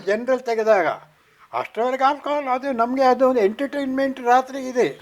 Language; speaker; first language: Kannada; non-native, local second language; Konkani